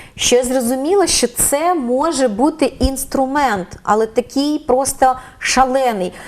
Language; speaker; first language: Ukrainian; native; Ukrainian